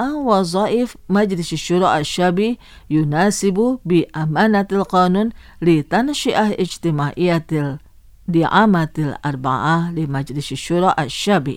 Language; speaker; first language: Arabic; non-native, fluent; Indonesian